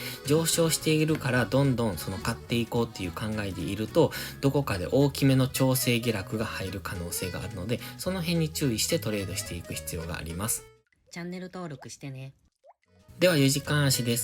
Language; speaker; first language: Japanese; native; Japanese